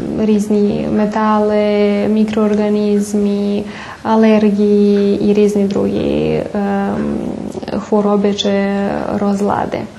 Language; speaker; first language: Ukrainian; early bilingual, heritage; Ukrainian